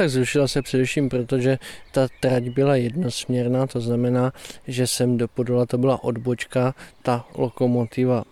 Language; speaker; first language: Czech; native; Czech